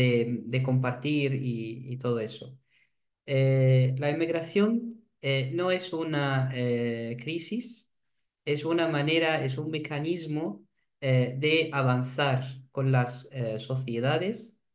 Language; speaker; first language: Spanish; non-native, fluent; Arabic